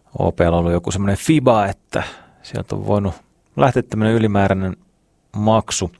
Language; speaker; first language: Finnish; native; Finnish